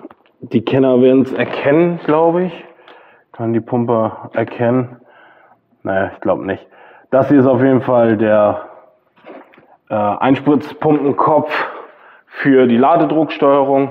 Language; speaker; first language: German; native; German